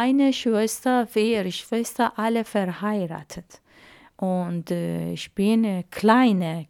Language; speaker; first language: German; non-native, learner; Arabic